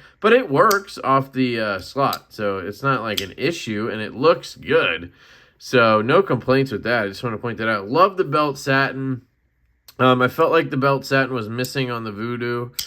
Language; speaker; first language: English; native; English